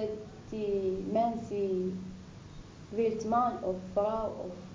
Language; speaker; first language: Dutch; non-native, learner; Arabic